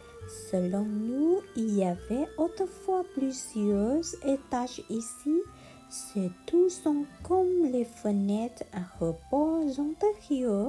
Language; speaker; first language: French; non-native, learner; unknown